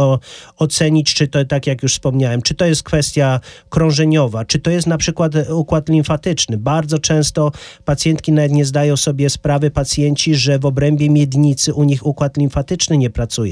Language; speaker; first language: Polish; native; Polish